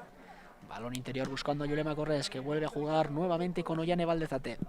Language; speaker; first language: Spanish; native; Spanish